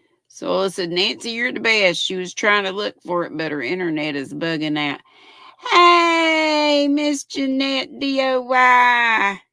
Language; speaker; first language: English; native; English